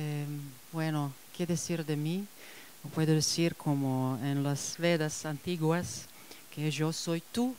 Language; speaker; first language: Spanish; non-native, fluent; Serbian